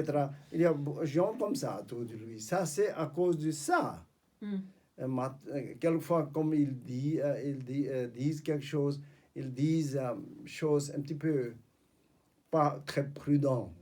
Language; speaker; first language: French; non-native, fluent; Tibetan